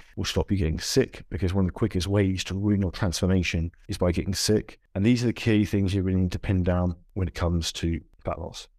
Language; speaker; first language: English; native; English